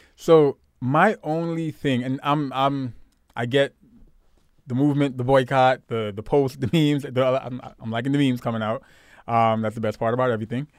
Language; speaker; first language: English; native; English